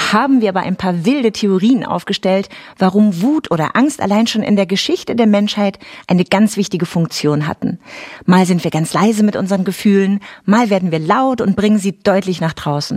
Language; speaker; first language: German; native; German